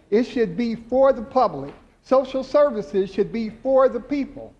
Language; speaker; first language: English; native; English